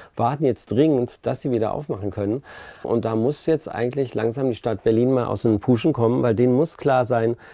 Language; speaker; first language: German; native; German